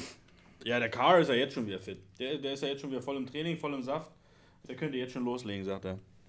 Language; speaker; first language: German; native; German